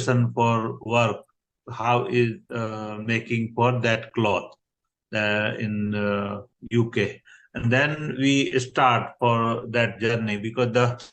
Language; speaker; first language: English; non-native, learner; Gujarati